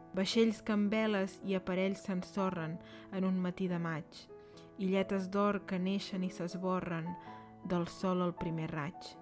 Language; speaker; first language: Catalan; native; Catalan